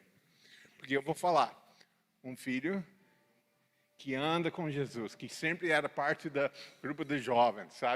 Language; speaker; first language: Portuguese; non-native, fluent; English